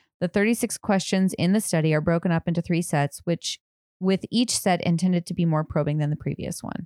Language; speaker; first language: English; native; English